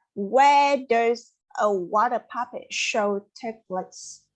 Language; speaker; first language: English; non-native, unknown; Vietnamese